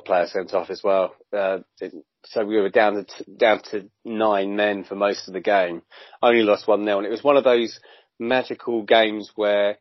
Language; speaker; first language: English; native; English